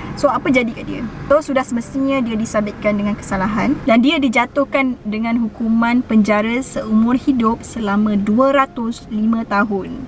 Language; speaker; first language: Malay; native; Malay